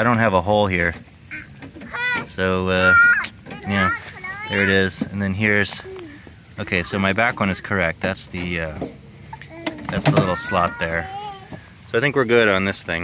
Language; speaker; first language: English; native; English